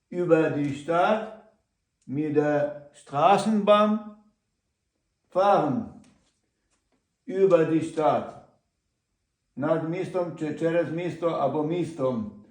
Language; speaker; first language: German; non-native, learner; Ukrainian